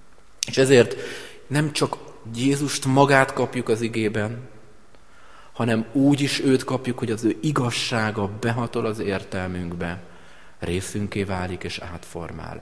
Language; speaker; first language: Hungarian; native; Hungarian